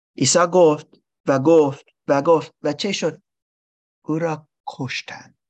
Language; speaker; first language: Persian; non-native, learner; English